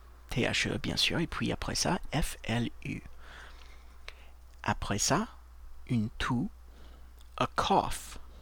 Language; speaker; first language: French; non-native, fluent; English